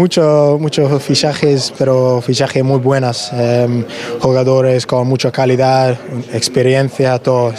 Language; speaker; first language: Spanish; non-native, learner; English